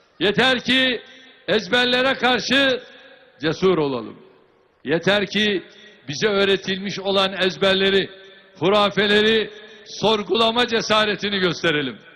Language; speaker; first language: Turkish; native; Turkish